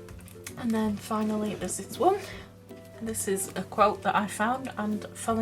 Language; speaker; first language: English; native; English